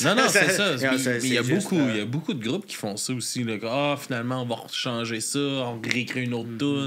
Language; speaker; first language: French; native; French